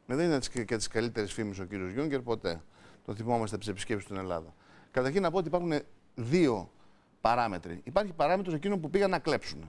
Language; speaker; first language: Greek; native; Greek